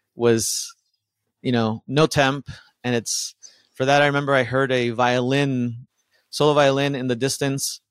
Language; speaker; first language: English; early bilingual, other home language; Spanish